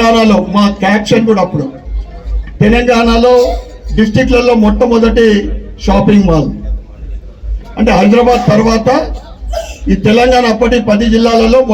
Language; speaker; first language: Telugu; native; Telugu